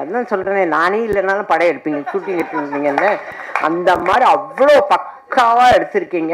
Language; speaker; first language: Tamil; native; Tamil